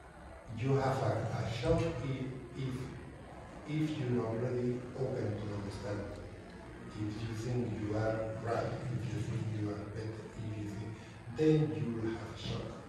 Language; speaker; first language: English; non-native, fluent; Spanish